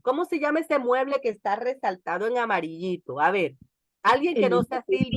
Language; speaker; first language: Spanish; native; Spanish